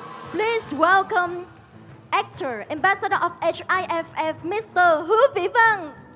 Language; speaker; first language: English; non-native, fluent; Vietnamese